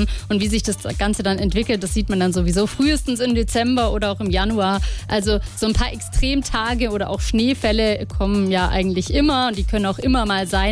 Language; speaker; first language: German; native; German